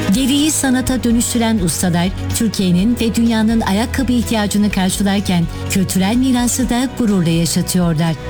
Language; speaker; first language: Turkish; native; Turkish